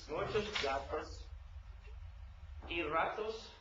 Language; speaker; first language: Spanish; non-native, learner; English